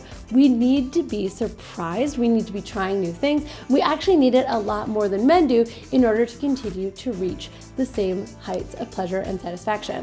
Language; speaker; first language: English; native; English